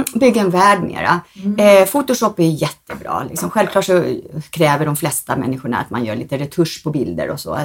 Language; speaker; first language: Swedish; early bilingual, other home language; Spanish